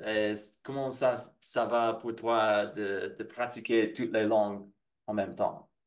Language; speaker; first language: French; non-native, fluent; English